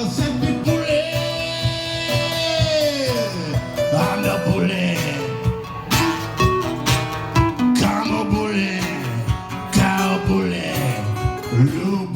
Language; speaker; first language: Indonesian; non-native, learner; English